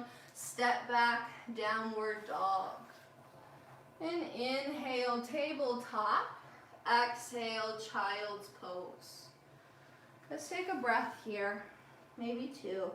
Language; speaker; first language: English; native; English